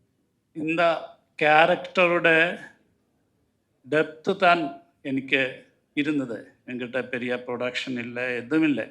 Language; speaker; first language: Tamil; non-native, learner; Malayalam